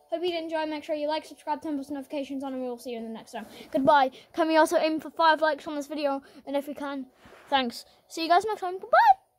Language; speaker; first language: English; native; English